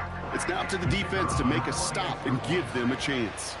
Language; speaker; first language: English; native; English